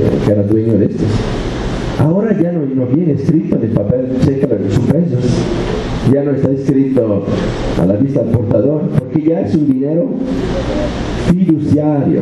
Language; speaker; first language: Spanish; non-native, fluent; Italian